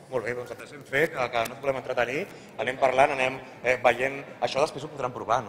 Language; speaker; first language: Catalan; native; Catalan